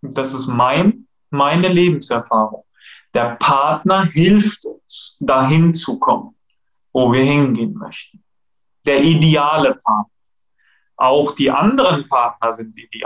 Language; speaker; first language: German; non-native, fluent; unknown